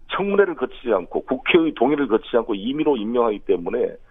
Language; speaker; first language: Korean; native; Korean